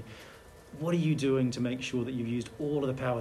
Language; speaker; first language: English; native; English